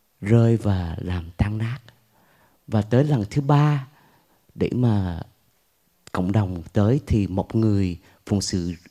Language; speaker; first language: Vietnamese; early bilingual, heritage; Vietnamese